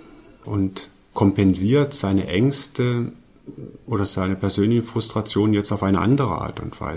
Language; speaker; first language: German; native; German